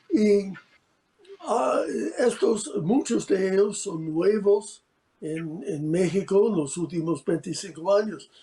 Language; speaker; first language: Spanish; non-native, fluent; English